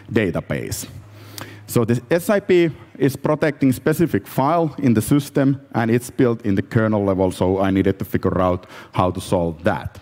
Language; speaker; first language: English; non-native, fluent; Finnish